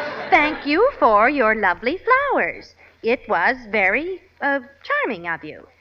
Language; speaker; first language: English; native; English